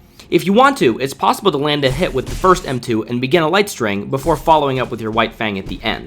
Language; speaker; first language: English; native; English